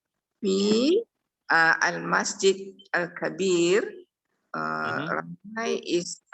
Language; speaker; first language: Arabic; non-native, learner; Malay